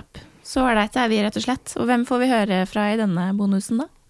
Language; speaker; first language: Norwegian; native; Norwegian